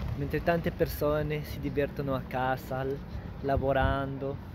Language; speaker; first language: Italian; non-native, fluent; French